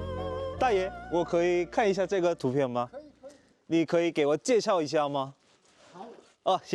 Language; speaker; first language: Chinese; non-native, learner; Korean